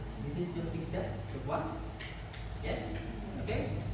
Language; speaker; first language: English; non-native, learner; Indonesian